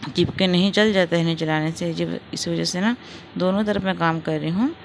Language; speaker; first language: Hindi; non-native, local second language; Odia